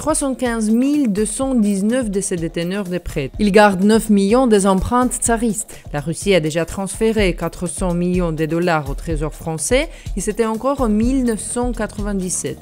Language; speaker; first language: French; non-native, fluent; Russian